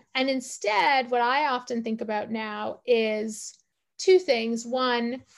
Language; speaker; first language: English; native; English